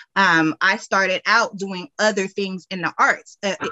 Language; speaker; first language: English; native; English